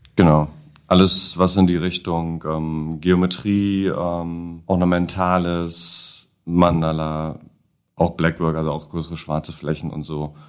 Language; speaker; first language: German; native; German